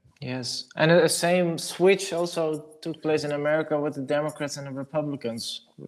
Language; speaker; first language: English; non-native, fluent; Dutch